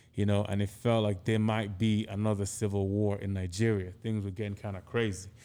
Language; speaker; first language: English; non-native, local second language; Igbo